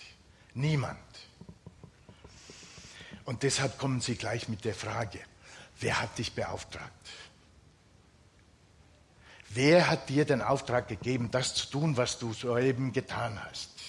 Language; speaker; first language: German; non-native, fluent; Finnish